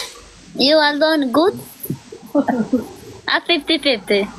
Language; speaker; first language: English; non-native, learner; Albanian